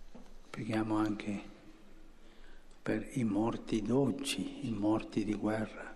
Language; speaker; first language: Italian; non-native, fluent; Spanish